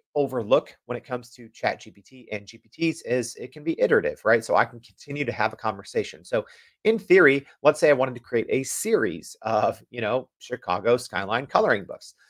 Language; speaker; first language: English; native; English